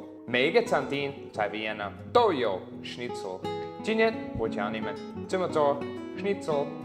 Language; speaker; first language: Chinese; non-native, learner; German